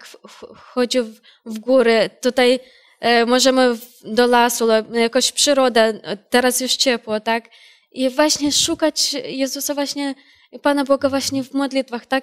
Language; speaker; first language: Polish; non-native, learner; Ukrainian